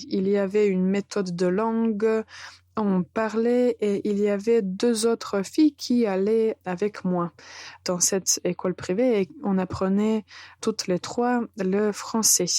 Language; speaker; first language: French; non-native, fluent; Serbian